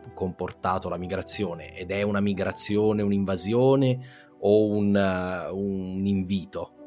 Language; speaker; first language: Italian; native; Italian